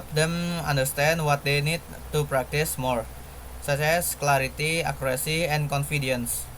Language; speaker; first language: English; non-native, learner; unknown